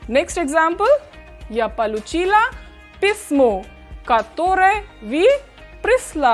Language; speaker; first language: Russian; non-native, fluent; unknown